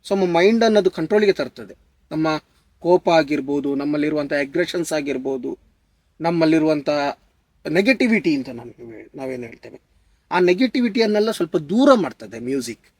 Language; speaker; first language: Kannada; native; Kannada